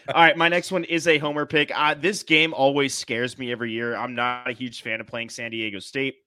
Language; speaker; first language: English; native; English